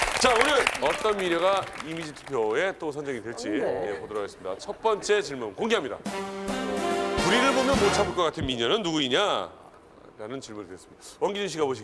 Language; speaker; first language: Korean; native; Korean